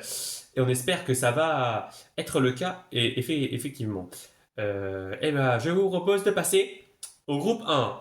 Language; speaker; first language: French; native; French